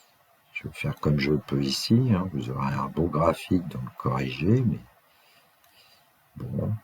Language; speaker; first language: French; native; French